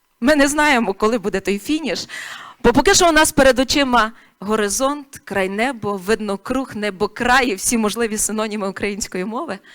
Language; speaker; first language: Ukrainian; native; Ukrainian